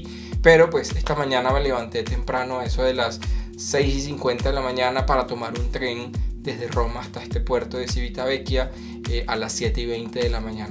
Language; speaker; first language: Spanish; native; Spanish